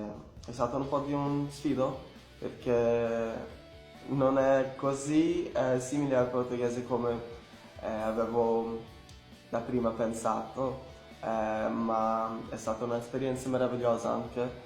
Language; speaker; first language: Italian; non-native, learner; Portuguese